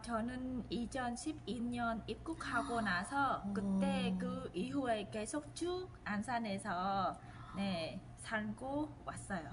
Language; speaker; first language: Korean; non-native, fluent; Vietnamese